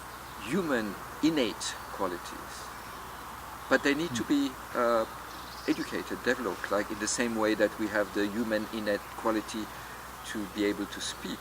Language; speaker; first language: English; non-native, fluent; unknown